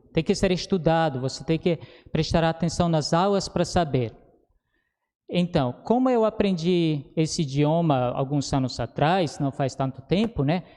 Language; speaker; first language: Portuguese; non-native, fluent; Croatian